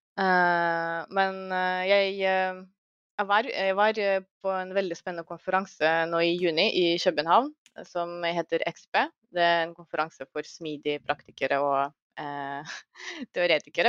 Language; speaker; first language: Norwegian; non-native, fluent; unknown